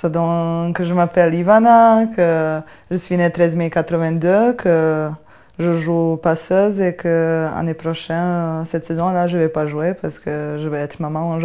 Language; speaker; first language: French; non-native, fluent; Serbian